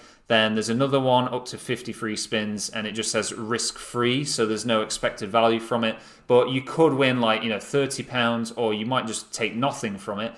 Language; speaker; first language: English; native; English